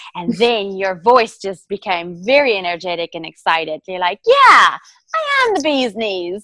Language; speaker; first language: English; non-native, local second language; Afrikaans